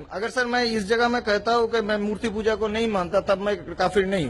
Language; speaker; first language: Hindi; non-native, local second language; Bangla